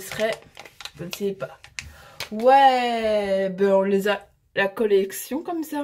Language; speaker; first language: French; native; French